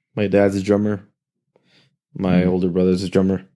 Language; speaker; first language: English; native; English